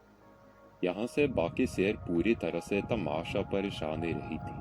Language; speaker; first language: Hindi; non-native, fluent; Norwegian